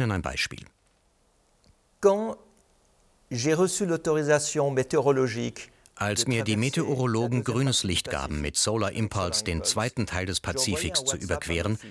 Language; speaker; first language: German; non-native, local second language; French